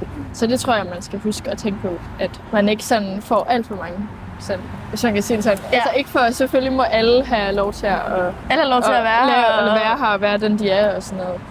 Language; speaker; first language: Danish; native; Danish